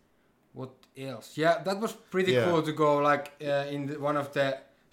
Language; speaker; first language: English; non-native, fluent; Finnish